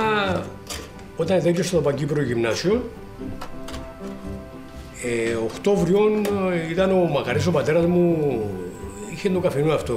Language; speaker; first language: Greek; native; Greek